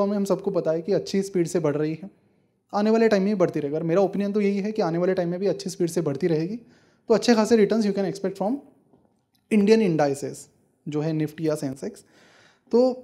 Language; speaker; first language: Hindi; non-native, local second language; Marathi